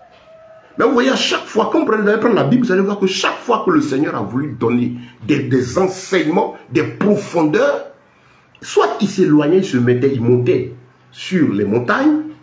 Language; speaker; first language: French; native; French